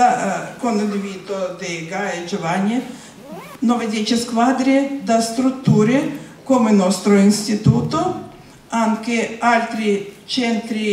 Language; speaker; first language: Italian; non-native, learner; Russian